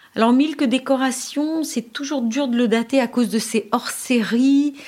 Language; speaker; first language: French; native; French